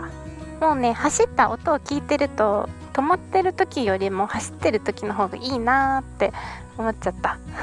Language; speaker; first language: Japanese; native; Japanese